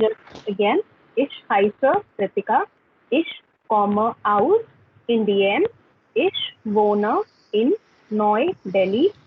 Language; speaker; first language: German; non-native, learner; Hindi